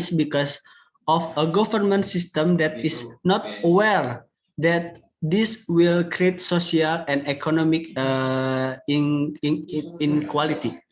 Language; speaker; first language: English; non-native, learner; Indonesian